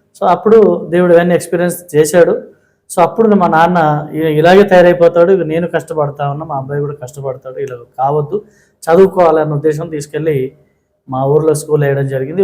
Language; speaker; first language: Telugu; non-native, local second language; Kannada